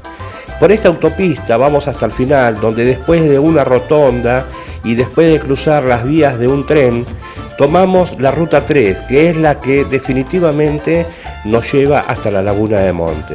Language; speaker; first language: Spanish; native; Spanish